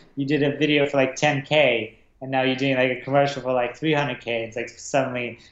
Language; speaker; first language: English; non-native, fluent; Russian